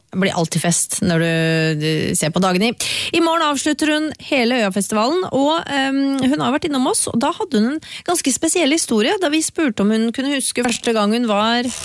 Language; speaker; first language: Norwegian; native; Norwegian